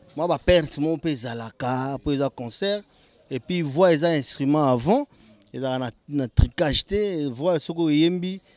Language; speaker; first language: French; non-native, local second language; Lingala